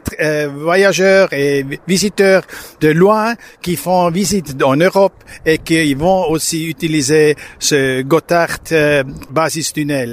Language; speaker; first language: French; non-native, local second language; German